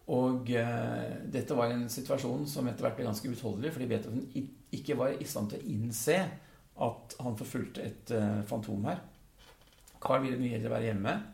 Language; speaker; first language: Norwegian; early bilingual, other home language; Dutch